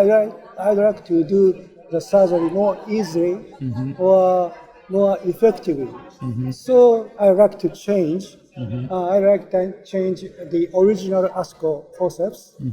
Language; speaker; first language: English; non-native, learner; Japanese